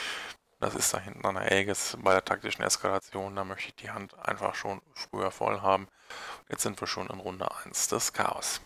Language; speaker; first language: German; native; German